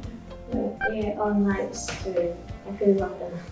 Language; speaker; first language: English; non-native, learner; Cantonese